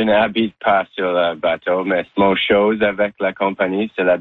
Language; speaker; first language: French; non-native, learner; English